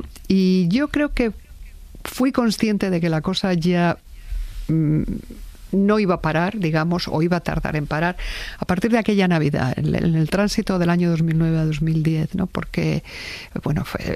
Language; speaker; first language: Spanish; native; Spanish